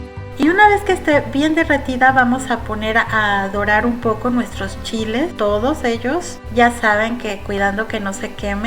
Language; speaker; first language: Spanish; native; Spanish